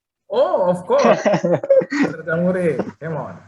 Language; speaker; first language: English; non-native, learner; Indonesian